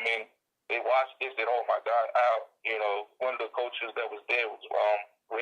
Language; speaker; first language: English; native; English